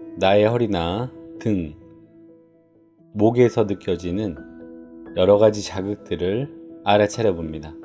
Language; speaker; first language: Korean; native; Korean